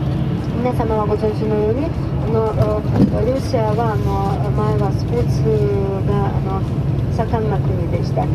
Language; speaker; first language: Japanese; non-native, fluent; Russian